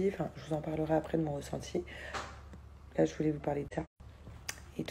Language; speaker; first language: French; native; French